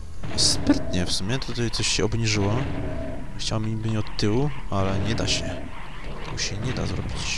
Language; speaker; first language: Polish; native; Polish